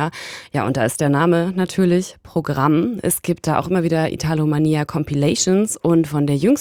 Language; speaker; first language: German; native; German